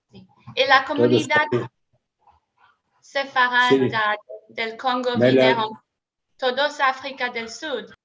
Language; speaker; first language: Spanish; non-native, learner; English